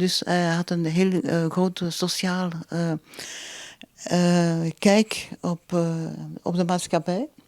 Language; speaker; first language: Dutch; non-native, local second language; French